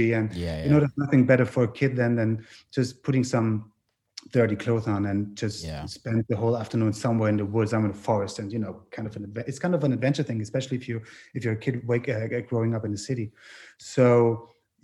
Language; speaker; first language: English; non-native, fluent; German